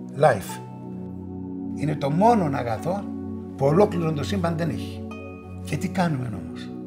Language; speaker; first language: Greek; early bilingual, heritage; Greek